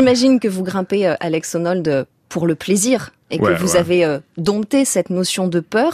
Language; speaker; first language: French; native; French